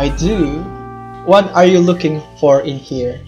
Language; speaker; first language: English; non-native, learner; Indonesian